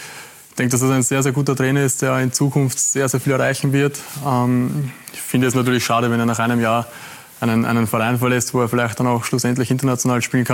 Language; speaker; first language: German; native; German